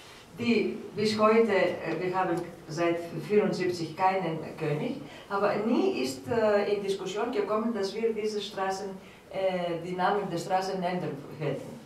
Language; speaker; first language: German; non-native, fluent; Greek